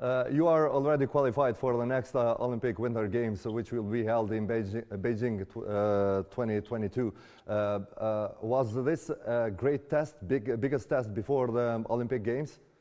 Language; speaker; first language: English; non-native, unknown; Albanian